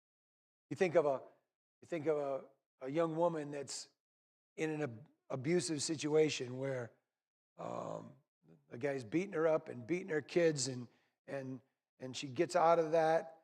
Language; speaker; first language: English; native; English